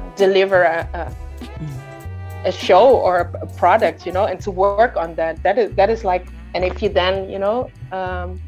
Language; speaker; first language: English; early bilingual, other home language; Indonesian